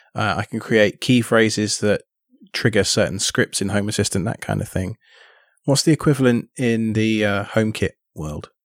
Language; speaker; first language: English; native; English